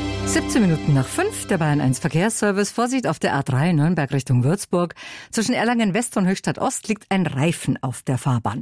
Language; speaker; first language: German; native; German